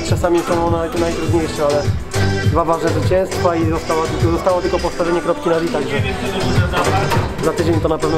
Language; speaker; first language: Polish; native; Polish